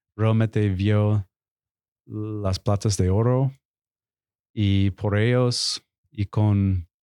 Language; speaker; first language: Spanish; non-native, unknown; English